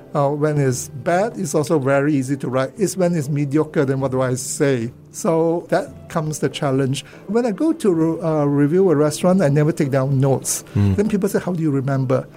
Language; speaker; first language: English; non-native, local second language; Cantonese